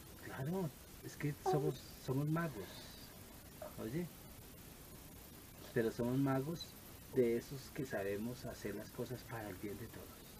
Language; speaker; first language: Spanish; native; Spanish